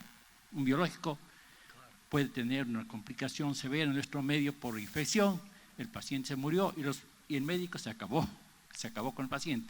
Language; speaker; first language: Spanish; native; Spanish